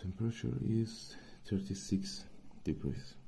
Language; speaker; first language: English; non-native, learner; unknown